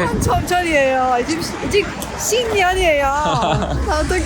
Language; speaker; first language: Korean; non-native, learner; Persian